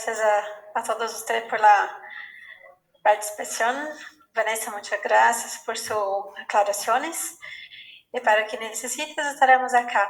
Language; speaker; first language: Spanish; non-native, fluent; Portuguese